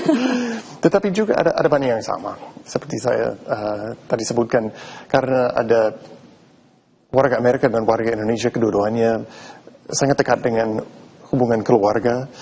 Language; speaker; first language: Indonesian; non-native, fluent; English